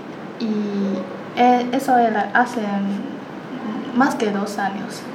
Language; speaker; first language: Spanish; non-native, learner; Chinese